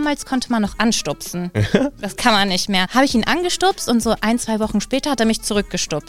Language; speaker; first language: German; early bilingual, other home language; Persian